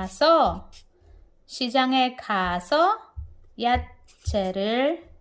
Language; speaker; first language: Korean; non-native, fluent; Filipino